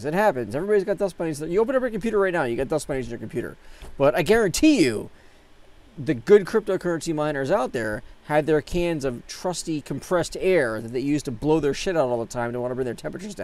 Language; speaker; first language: English; native; English